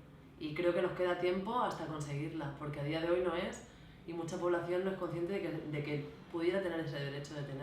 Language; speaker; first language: Spanish; native; Spanish